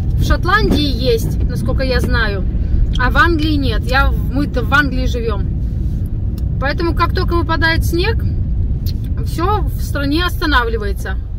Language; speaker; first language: Russian; native; Russian